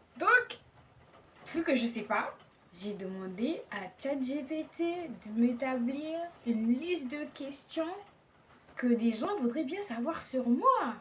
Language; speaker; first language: French; native; French